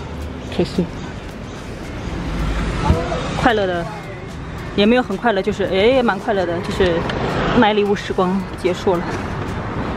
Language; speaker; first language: Chinese; native; Chinese